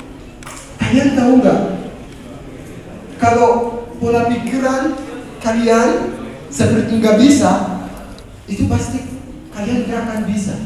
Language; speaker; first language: Indonesian; non-native, fluent; Ganda